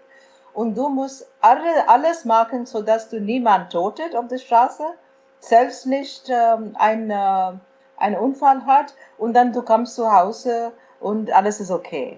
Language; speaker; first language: German; non-native, fluent; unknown